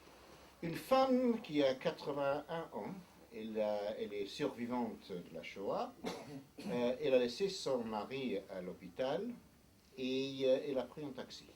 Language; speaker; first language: French; non-native, fluent; English